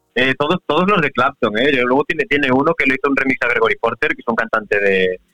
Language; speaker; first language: Spanish; native; Spanish